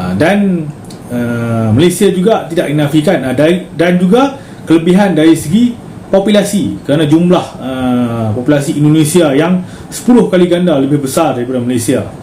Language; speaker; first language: Malay; native; Malay